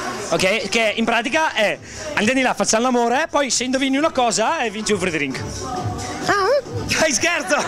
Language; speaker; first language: Italian; native; Italian